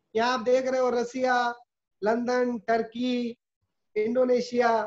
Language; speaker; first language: Hindi; native; Hindi